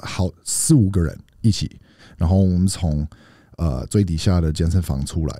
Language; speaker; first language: Chinese; non-native, fluent; English